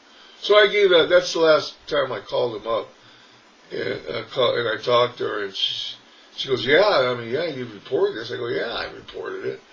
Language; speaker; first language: English; native; English